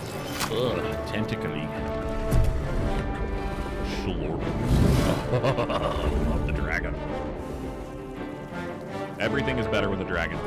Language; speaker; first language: English; native; English